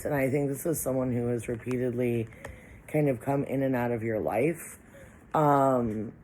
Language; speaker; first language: English; native; English